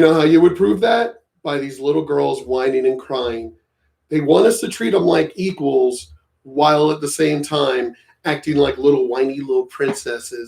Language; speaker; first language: English; native; English